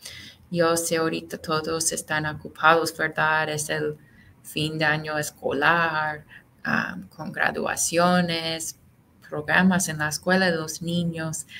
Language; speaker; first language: Spanish; non-native, fluent; English